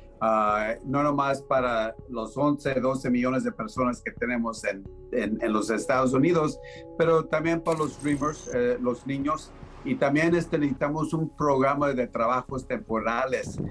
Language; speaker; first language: Spanish; early bilingual, heritage; Spanish